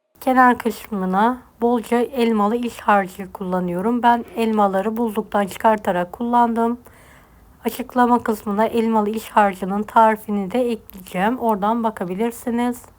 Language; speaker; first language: Turkish; native; Turkish